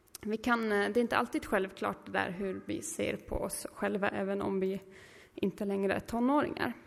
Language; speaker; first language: Swedish; native; Swedish